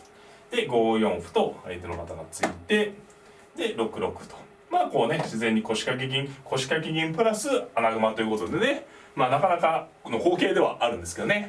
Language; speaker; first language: Japanese; native; Japanese